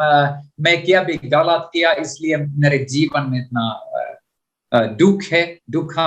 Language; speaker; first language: Hindi; non-native, learner; Finnish